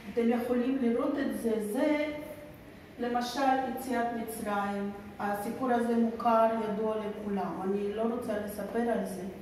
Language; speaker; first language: Hebrew; non-native, fluent; Russian